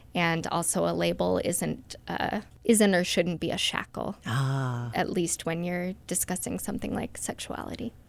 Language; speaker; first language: English; native; English